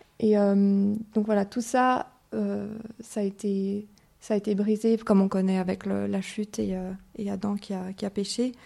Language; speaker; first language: French; native; French